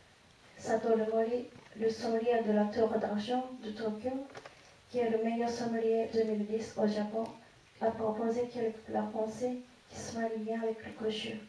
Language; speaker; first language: French; non-native, fluent; Japanese